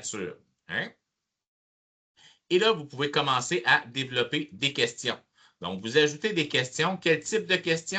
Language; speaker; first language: French; native; French